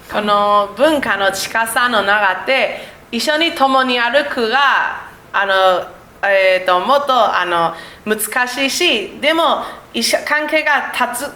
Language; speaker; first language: Japanese; non-native, learner; Chinese